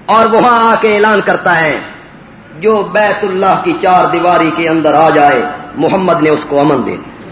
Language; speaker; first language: Urdu; non-native, local second language; Punjabi